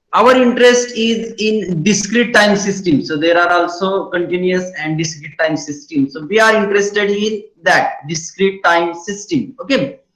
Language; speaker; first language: English; non-native, local second language; Marathi